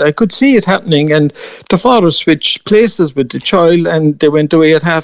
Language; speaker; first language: English; native; English